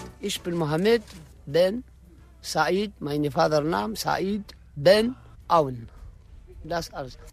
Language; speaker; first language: German; non-native, learner; Arabic